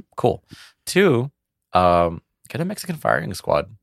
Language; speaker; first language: English; native; English